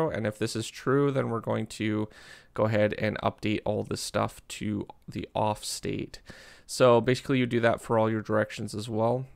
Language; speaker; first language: English; native; English